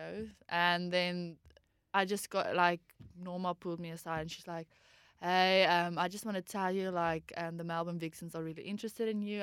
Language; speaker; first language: English; non-native, local second language; Afrikaans